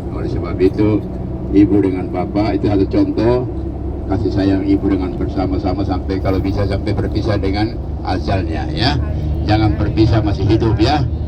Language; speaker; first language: Indonesian; native; Indonesian